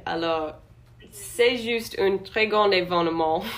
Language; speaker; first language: French; non-native, learner; English